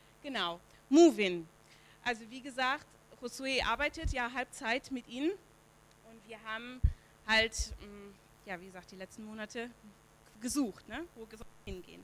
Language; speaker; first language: German; native; German